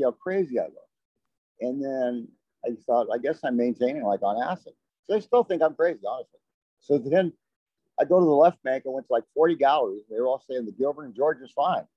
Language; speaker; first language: English; native; English